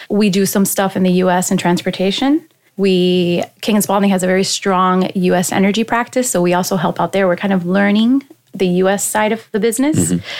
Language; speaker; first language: English; native; English